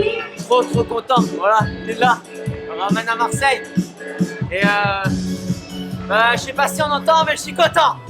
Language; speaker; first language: French; native; French